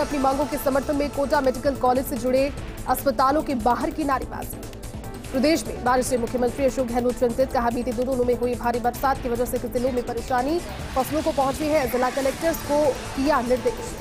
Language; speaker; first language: Hindi; native; Hindi